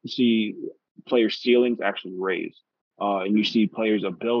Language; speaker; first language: English; native; English